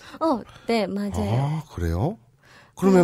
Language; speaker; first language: Korean; non-native, learner; Japanese